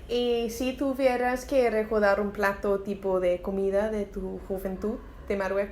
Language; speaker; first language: Spanish; non-native, learner; English